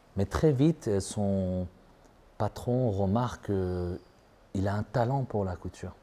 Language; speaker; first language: French; non-native, fluent; Persian